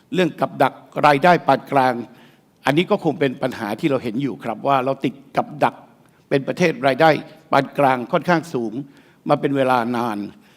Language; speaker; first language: Thai; native; Thai